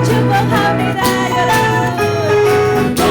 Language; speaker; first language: Korean; non-native, learner; Indonesian